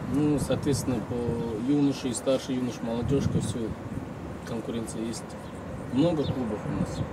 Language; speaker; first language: Russian; non-native, local second language; Kazakh